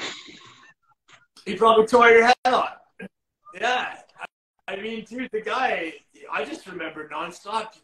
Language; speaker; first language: English; native; English